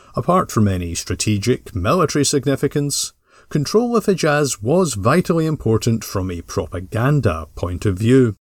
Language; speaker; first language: English; native; English